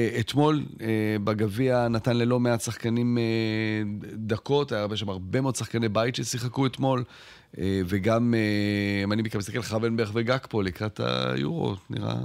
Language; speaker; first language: Hebrew; native; Hebrew